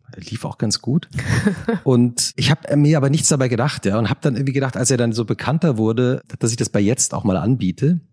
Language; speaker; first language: German; native; German